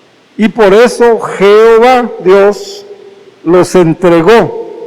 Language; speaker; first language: Spanish; native; Spanish